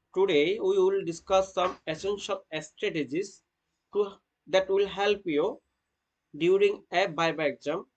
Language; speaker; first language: English; non-native, local second language; Bangla